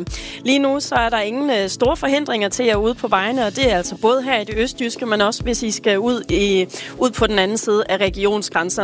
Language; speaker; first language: Danish; native; Danish